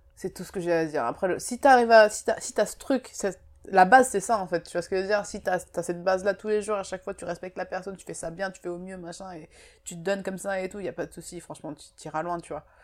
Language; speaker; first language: French; early bilingual, other home language; Japanese